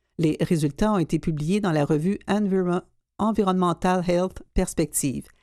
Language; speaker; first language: French; native; French